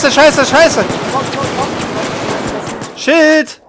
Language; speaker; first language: German; native; German